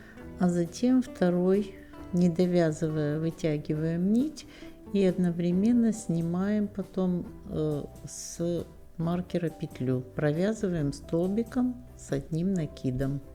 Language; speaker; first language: Russian; native; Russian